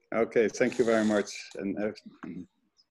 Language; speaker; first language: English; non-native, fluent; Dutch